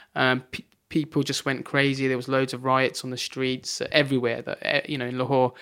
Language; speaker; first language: English; native; English